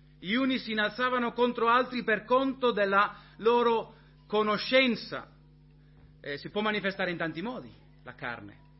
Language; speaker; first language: Italian; non-native, fluent; English